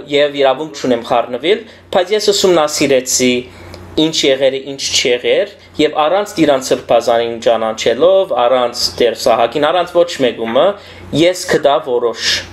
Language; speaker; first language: Armenian; early bilingual, heritage; Armenian